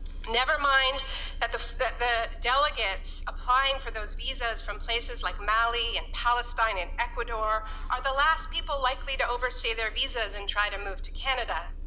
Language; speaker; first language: English; native; English